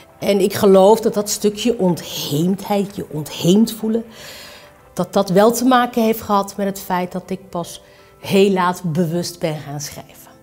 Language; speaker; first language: Dutch; early bilingual, other home language; Spanish